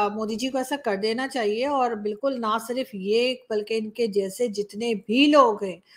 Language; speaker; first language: Hindi; native; Hindi